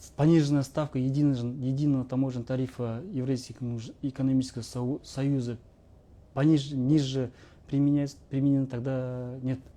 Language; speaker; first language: Russian; non-native, local second language; Kazakh